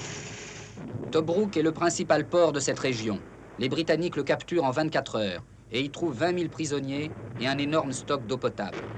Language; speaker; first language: French; native; French